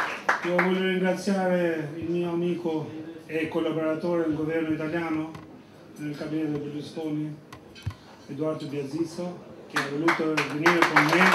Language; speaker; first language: Italian; non-native, fluent; Albanian